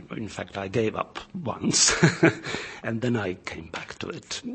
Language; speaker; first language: English; non-native, fluent; Czech